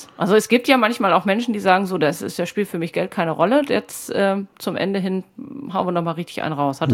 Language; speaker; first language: German; native; German